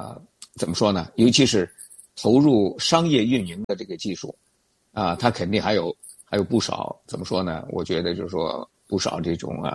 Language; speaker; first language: Chinese; native; Chinese